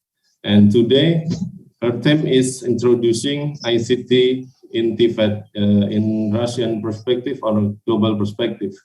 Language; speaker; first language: English; non-native, fluent; Indonesian